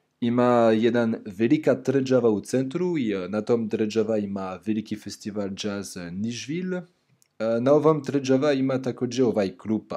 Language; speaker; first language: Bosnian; non-native, learner; French